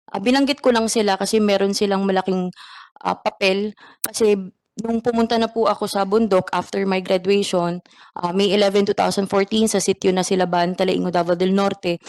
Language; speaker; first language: Filipino; non-native, local second language; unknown